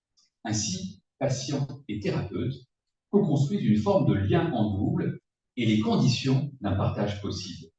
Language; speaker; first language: French; native; French